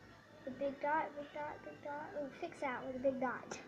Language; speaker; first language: English; native; English